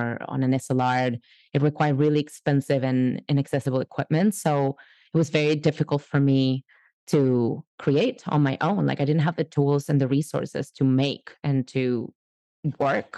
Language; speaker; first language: English; non-native, fluent; Spanish